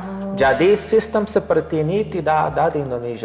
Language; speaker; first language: Indonesian; non-native, learner; Portuguese